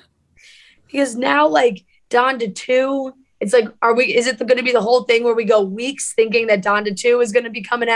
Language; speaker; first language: English; native; English